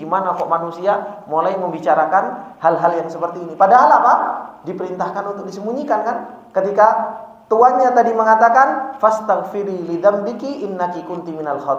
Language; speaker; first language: Indonesian; native; Indonesian